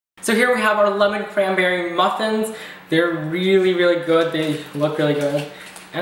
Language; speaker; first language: English; native; English